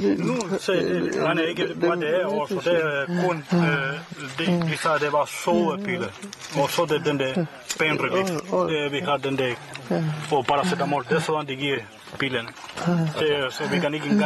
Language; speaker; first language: Danish; non-native, fluent; Spanish